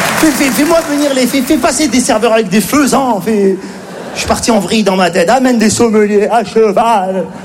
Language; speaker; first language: French; native; French